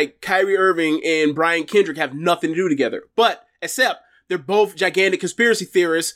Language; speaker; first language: English; native; English